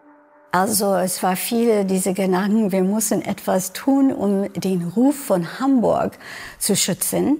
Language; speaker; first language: German; non-native, fluent; English